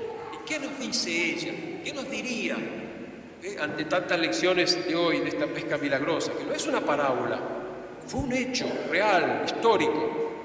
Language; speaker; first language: Spanish; native; Spanish